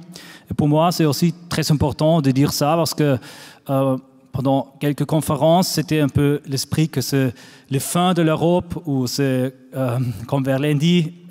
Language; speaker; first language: French; non-native, fluent; German